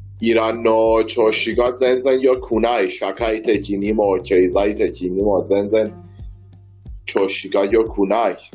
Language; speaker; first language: Japanese; non-native, learner; Persian